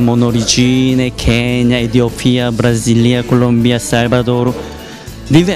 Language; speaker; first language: Italian; non-native, learner; Korean